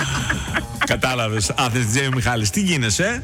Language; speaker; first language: Greek; native; Greek